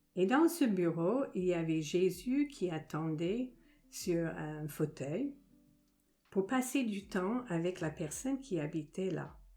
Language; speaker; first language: French; non-native, fluent; English